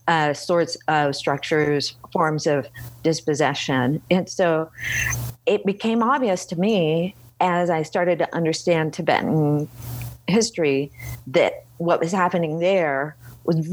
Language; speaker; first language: English; native; English